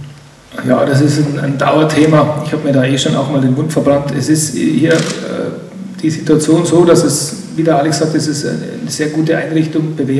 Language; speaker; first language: German; native; German